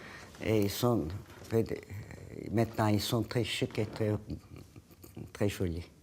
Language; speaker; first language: French; non-native, fluent; Turkish